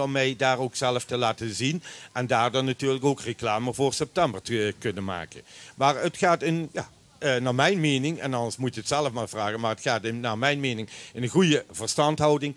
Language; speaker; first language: Dutch; native; Dutch